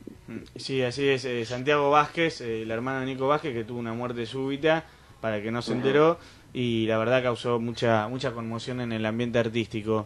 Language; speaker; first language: Spanish; native; Spanish